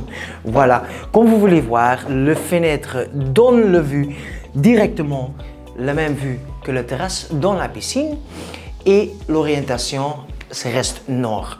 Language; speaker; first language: French; non-native, learner; Spanish